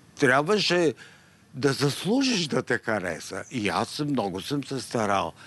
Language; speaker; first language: Bulgarian; native; Bulgarian